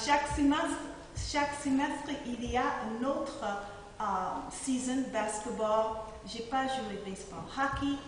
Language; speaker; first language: French; non-native, fluent; English